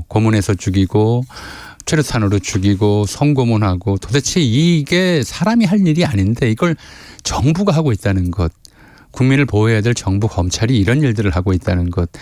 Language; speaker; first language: Korean; native; Korean